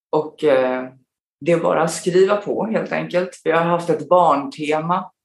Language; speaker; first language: Swedish; native; Swedish